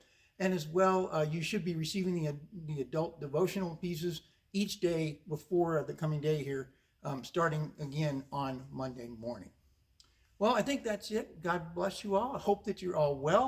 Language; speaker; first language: English; native; English